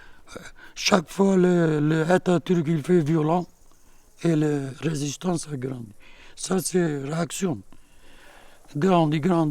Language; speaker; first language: French; non-native, learner; Kurdish